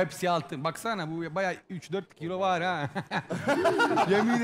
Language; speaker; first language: Turkish; non-native, learner; English